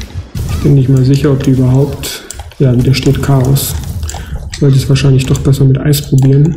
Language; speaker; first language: German; native; German